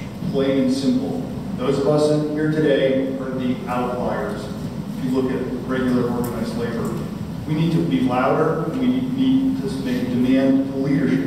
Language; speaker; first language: English; native; English